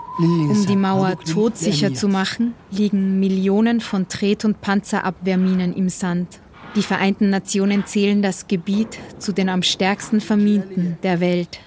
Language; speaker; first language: German; native; German